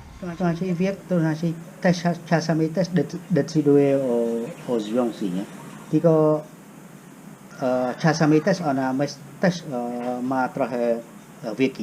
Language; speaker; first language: Polish; non-native, fluent; Khmer